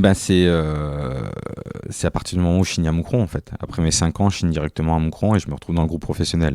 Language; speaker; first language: French; native; French